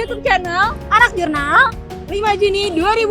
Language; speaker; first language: Indonesian; native; Indonesian